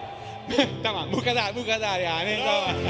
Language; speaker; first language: Turkish; non-native, fluent; Italian